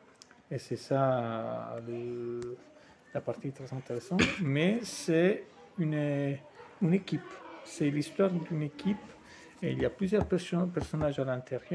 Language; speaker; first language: French; non-native, fluent; Italian